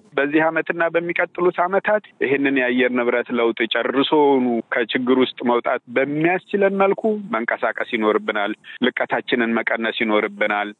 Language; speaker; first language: Amharic; native; Amharic